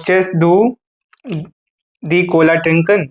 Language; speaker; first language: German; non-native, learner; Hindi